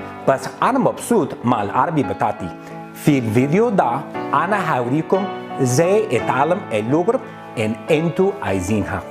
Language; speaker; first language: Arabic; non-native, learner; English